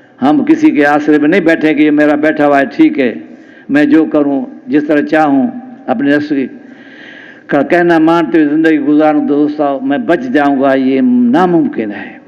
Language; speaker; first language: Urdu; non-native, local second language; Sindhi